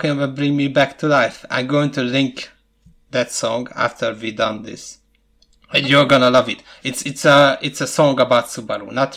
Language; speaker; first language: English; non-native, fluent; Hungarian